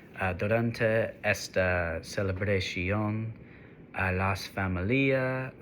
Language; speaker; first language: Spanish; non-native, learner; English